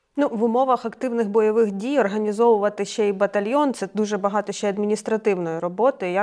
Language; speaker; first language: Ukrainian; native; Ukrainian